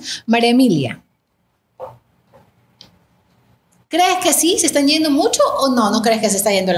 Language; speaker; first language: Spanish; native; Spanish